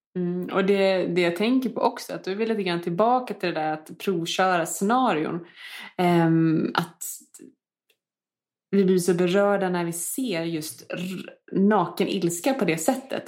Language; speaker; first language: Swedish; native; Swedish